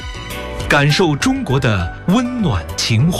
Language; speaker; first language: Chinese; native; Chinese